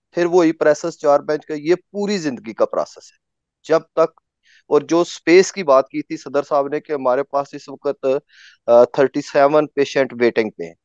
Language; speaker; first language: Urdu; non-native, local second language; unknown